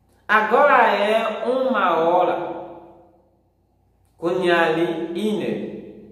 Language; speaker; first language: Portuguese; non-native, fluent; Haitian Creole